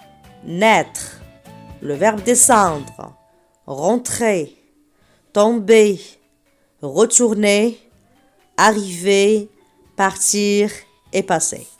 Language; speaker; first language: French; non-native, local second language; Arabic